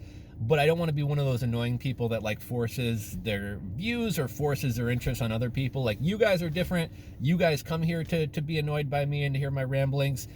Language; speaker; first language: English; native; English